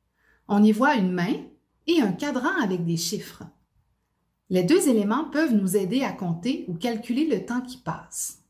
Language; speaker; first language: French; native; French